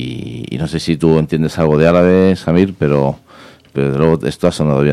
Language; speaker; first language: Spanish; native; Spanish